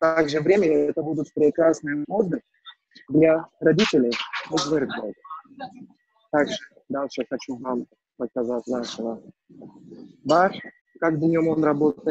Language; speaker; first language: Russian; non-native, learner; Turkish